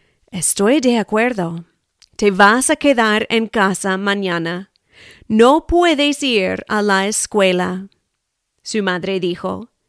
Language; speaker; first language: Spanish; non-native, fluent; English